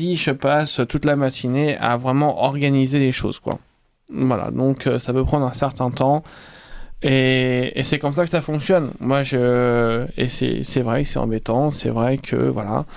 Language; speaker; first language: French; native; French